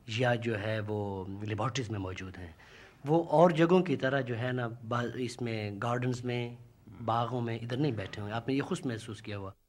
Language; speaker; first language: Urdu; non-native, local second language; Saraiki